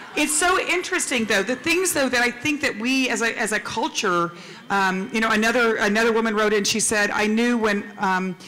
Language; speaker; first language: English; native; English